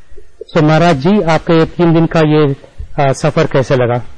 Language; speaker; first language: Hindi; native; Hindi